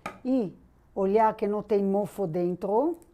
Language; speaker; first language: Portuguese; non-native, fluent; Hebrew